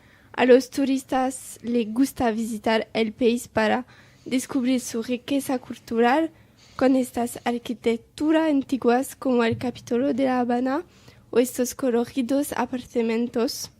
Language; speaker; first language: Spanish; non-native, learner; French